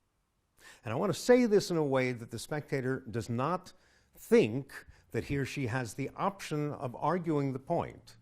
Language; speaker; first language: English; native; English